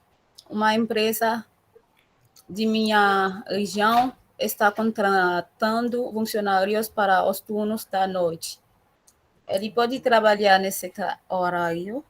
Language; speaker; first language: Portuguese; non-native, learner; Haitian Creole